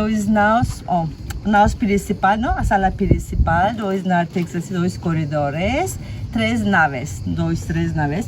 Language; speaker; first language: Portuguese; non-native, fluent; Turkish